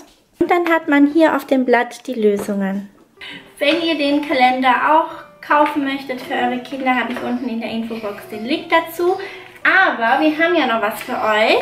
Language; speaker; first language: German; native; German